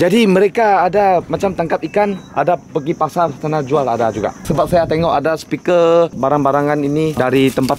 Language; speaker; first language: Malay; non-native, local second language; Chinese